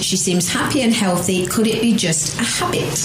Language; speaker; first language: English; native; English